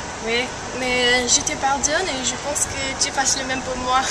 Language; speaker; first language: French; non-native, learner; English